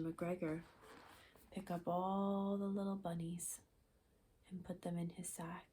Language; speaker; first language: English; native; English